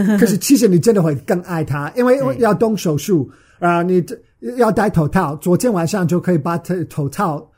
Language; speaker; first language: Chinese; non-native, fluent; English